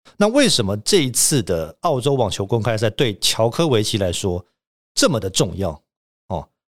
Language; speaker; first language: Chinese; native; Chinese